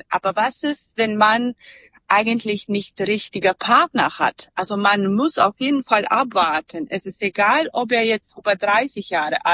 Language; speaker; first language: German; non-native, fluent; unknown